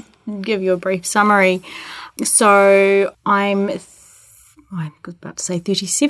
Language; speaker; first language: English; native; English